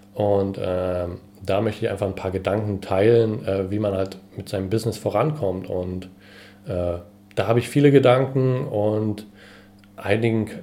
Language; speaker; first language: German; native; German